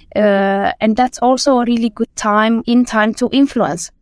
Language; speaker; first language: English; non-native, fluent; Romanian